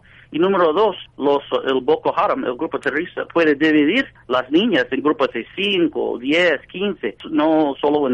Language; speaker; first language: Spanish; non-native, fluent; English